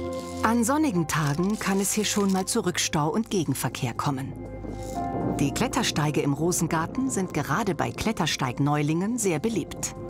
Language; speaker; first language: German; native; German